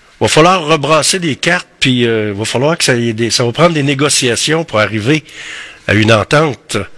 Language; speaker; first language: French; native; French